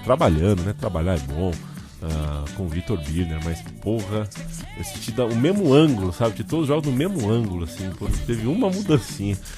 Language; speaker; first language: Portuguese; native; Portuguese